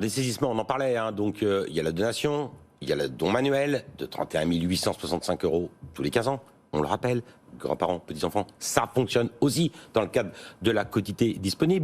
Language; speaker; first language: French; native; French